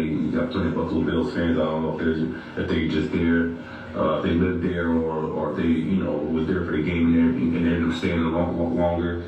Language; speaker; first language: English; native; English